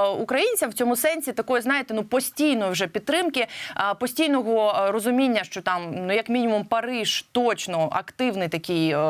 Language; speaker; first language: Ukrainian; native; Ukrainian